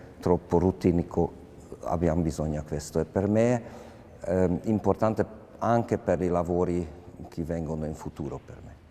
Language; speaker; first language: Italian; non-native, fluent; Hungarian